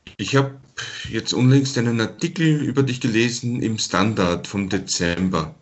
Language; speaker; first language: German; native; German